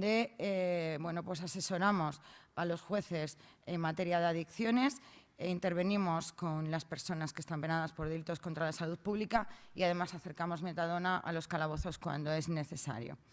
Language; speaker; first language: Spanish; native; Spanish